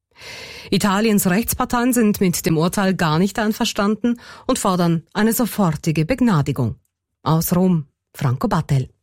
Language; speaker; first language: German; native; German